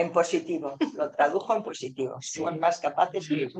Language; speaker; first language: Spanish; non-native, fluent; English